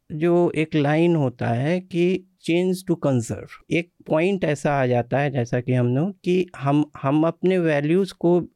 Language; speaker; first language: Hindi; native; Hindi